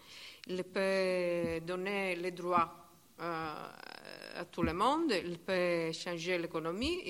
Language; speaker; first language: French; non-native, learner; Italian